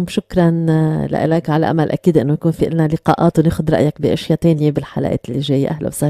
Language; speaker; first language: Arabic; native; Arabic